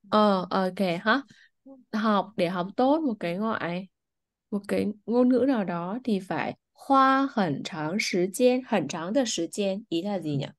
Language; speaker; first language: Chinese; non-native, fluent; Vietnamese